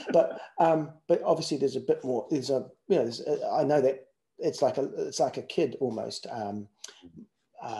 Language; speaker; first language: English; native; English